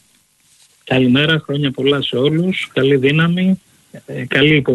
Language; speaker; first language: Greek; native; Greek